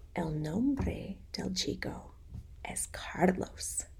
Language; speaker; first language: Spanish; non-native, fluent; English